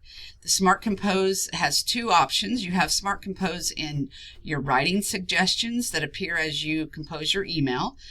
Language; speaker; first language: English; native; English